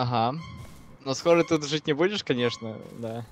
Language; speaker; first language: Russian; native; Russian